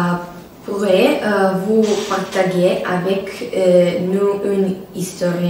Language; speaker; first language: French; non-native, learner; Serbian